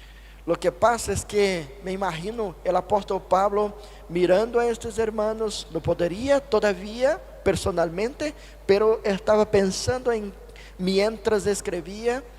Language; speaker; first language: Spanish; non-native, fluent; Portuguese